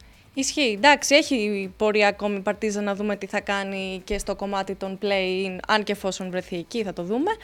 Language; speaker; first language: Greek; native; Greek